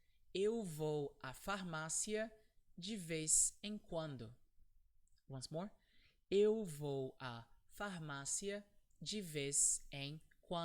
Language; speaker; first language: Portuguese; non-native, fluent; English